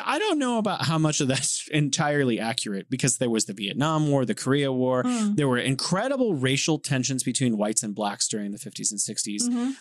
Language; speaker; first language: English; native; English